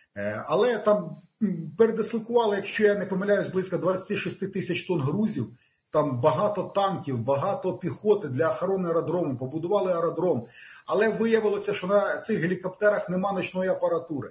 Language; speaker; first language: Ukrainian; native; Ukrainian